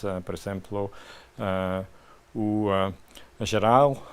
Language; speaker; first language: Portuguese; non-native, fluent; French